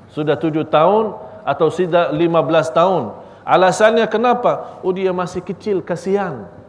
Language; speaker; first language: Malay; non-native, fluent; Arabic